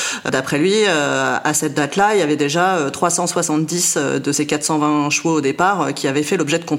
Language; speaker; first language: French; native; French